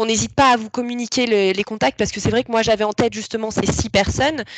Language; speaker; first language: French; native; French